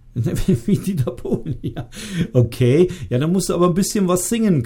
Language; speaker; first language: German; native; German